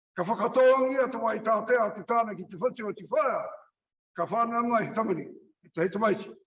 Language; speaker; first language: Māori; native; Māori